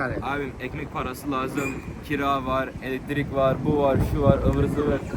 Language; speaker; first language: Turkish; early bilingual, heritage; Turkish